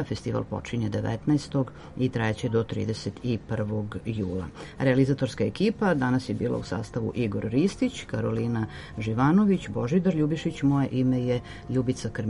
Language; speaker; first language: Serbian; native; Serbian